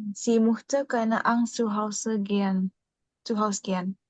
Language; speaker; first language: German; non-native, learner; Indonesian